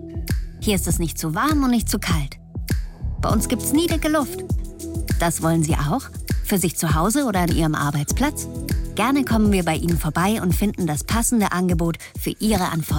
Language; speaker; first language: German; native; German